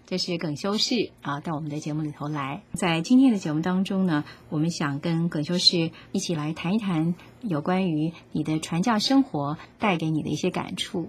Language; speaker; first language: Chinese; native; Chinese